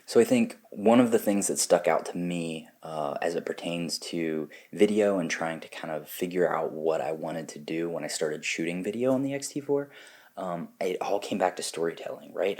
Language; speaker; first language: English; native; English